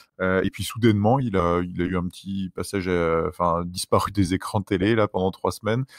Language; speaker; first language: French; native; French